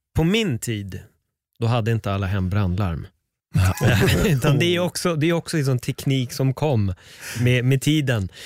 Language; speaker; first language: Swedish; native; Swedish